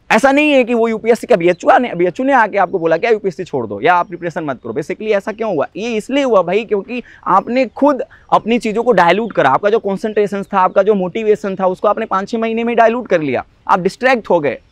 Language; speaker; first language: Hindi; native; Hindi